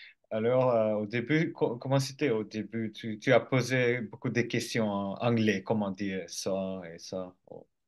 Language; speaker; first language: French; non-native, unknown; Finnish